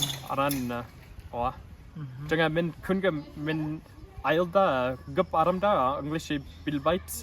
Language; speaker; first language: Kyrgyz; non-native, learner; English